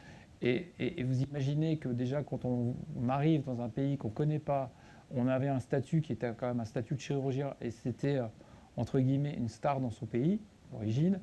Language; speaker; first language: French; native; French